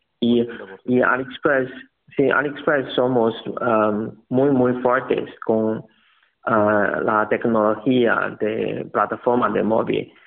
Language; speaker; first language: Spanish; non-native, learner; Chinese